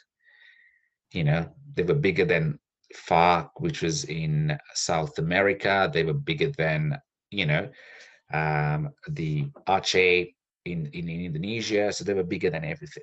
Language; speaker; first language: English; non-native, local second language; Sinhala